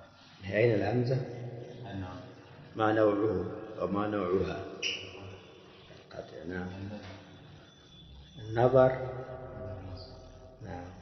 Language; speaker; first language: Arabic; non-native, fluent; Swahili